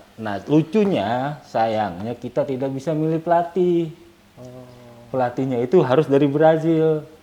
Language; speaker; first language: Indonesian; native; Indonesian